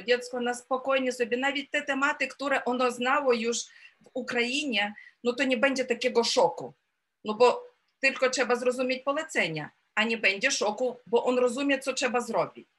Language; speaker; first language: Polish; non-native, fluent; Ukrainian